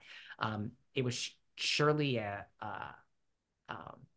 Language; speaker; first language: English; native; English